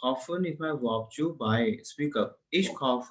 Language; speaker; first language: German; non-native, fluent; Hindi